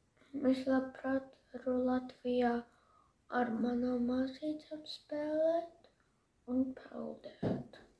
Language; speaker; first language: Latvian; early bilingual, heritage; Latvian